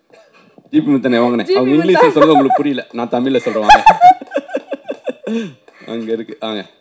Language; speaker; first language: Tamil; native; Tamil